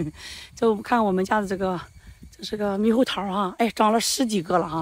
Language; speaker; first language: Chinese; native; Chinese